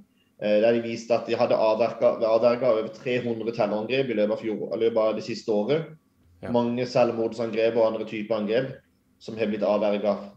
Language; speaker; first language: Norwegian; native; Norwegian